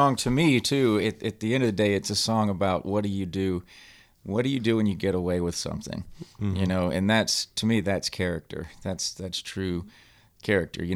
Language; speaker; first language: English; native; English